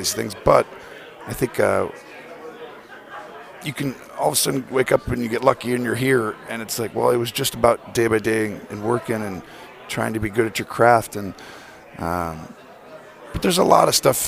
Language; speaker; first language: English; native; English